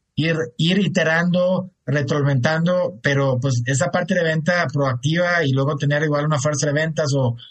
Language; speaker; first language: Spanish; non-native, fluent; German